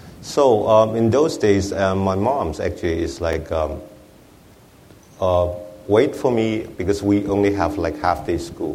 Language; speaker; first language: English; non-native, local second language; Wu Chinese